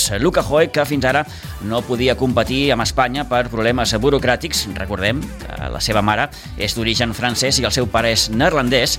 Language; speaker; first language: Catalan; native; Catalan